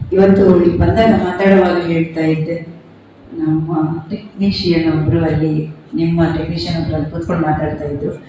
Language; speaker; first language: Kannada; non-native, local second language; Konkani